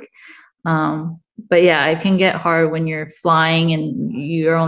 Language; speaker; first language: English; native; English